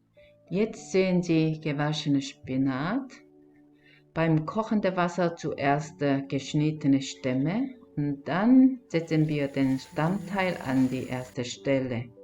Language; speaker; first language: German; non-native, learner; Korean